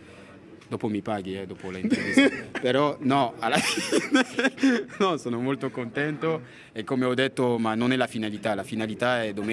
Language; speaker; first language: Italian; non-native, fluent; French